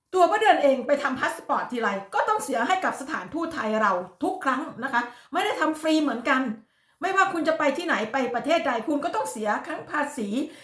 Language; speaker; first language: Thai; native; Thai